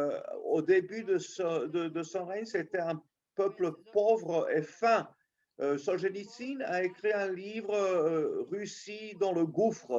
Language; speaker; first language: French; non-native, local second language; Serbian